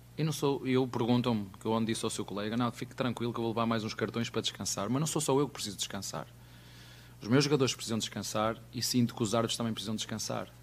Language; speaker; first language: Portuguese; native; Portuguese